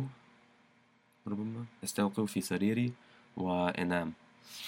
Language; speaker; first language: Arabic; non-native, learner; English